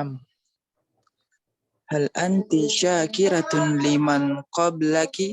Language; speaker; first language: Arabic; non-native, learner; Indonesian